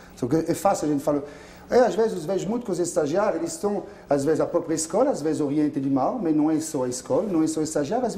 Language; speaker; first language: Portuguese; non-native, fluent; French